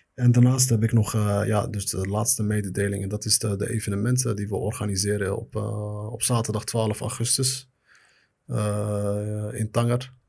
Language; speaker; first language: Dutch; early bilingual, other home language; Arabic